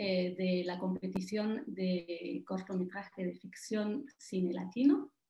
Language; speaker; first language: Spanish; non-native, fluent; French